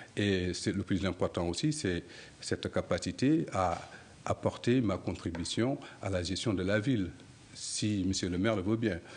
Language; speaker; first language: French; non-native, local second language; Soninke